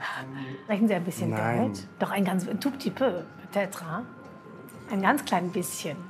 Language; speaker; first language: German; native; German